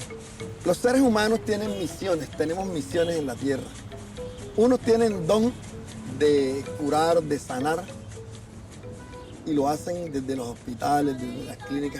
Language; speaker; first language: Spanish; native; Spanish